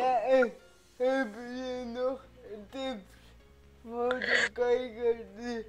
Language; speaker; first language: Dutch; early bilingual, other home language; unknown